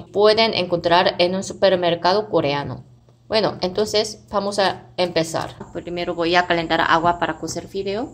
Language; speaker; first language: Spanish; non-native, fluent; Korean